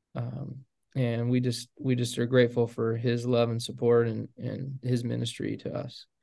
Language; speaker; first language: English; native; English